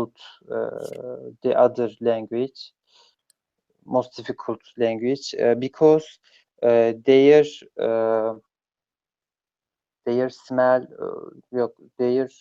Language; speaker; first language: English; non-native, learner; Turkish